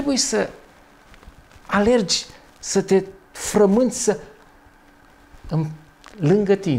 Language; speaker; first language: Romanian; native; Romanian